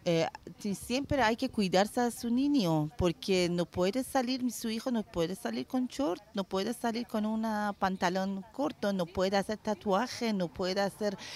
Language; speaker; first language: Spanish; non-native, learner; Persian